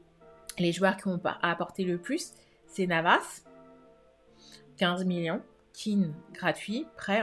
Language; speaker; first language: French; native; French